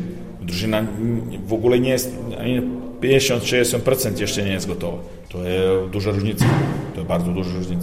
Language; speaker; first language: Polish; non-native, learner; Serbian